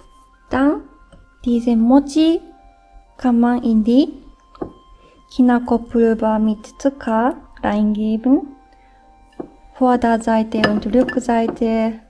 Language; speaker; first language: German; non-native, fluent; Japanese